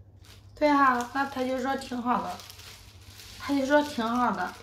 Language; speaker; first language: Chinese; native; Chinese